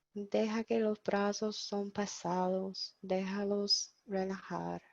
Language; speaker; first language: Spanish; non-native, fluent; English